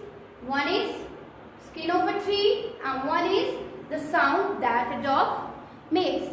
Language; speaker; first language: English; non-native, local second language; Hindi